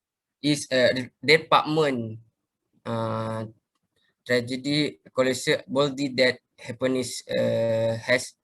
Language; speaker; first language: English; non-native, learner; Malay